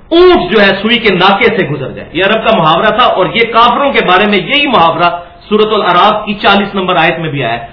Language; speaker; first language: Urdu; non-native, local second language; Punjabi